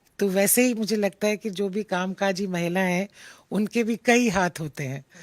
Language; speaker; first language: Hindi; native; Hindi